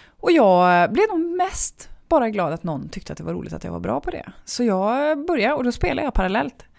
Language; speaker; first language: Swedish; native; Swedish